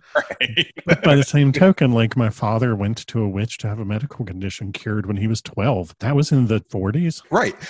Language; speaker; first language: English; native; English